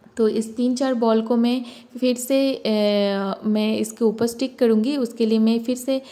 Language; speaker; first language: Hindi; non-native, local second language; Bangla